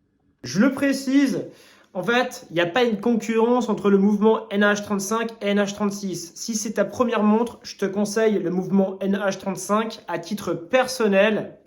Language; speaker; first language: French; native; French